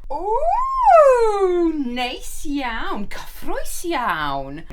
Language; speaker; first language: Welsh; non-native, learner; English